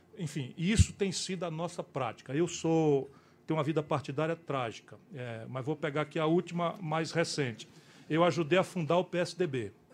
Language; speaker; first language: Portuguese; native; Portuguese